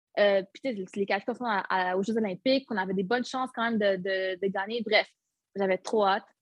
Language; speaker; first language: French; early bilingual, other home language; Arabic